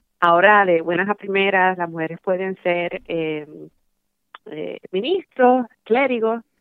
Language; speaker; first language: Spanish; early bilingual, heritage; Spanish